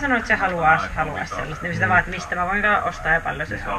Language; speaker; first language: Finnish; native; Finnish